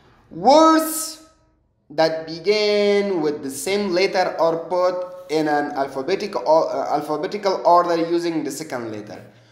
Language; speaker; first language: English; non-native, fluent; Persian